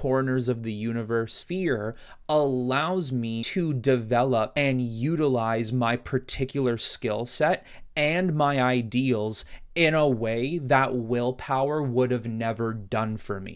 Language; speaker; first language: English; native; English